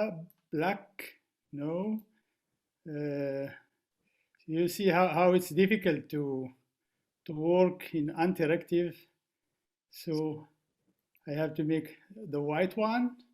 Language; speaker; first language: English; non-native, fluent; Arabic